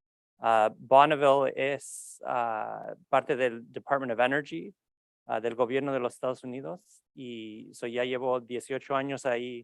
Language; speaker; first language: Spanish; early bilingual, heritage; Spanish